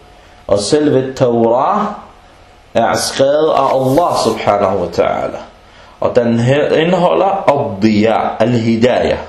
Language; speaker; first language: Danish; non-native, local second language; Arabic